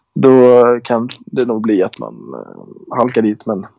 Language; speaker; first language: Swedish; native; Swedish